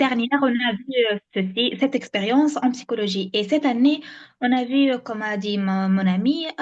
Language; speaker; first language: French; non-native, local second language; Arabic